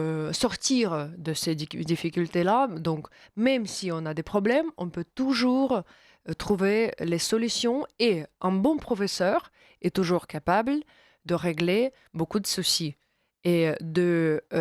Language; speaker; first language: French; non-native, fluent; Russian